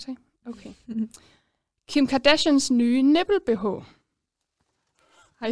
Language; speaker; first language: Danish; native; Danish